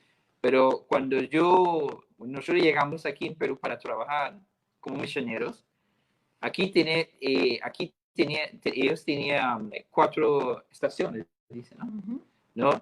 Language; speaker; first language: Spanish; non-native, fluent; English